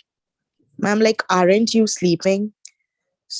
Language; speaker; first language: English; non-native, local second language; Bangla